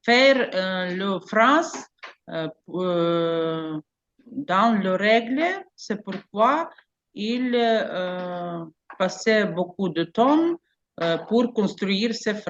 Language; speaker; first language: French; non-native, learner; Ukrainian